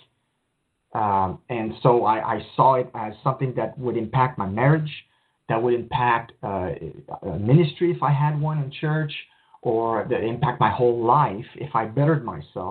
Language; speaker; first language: English; native; English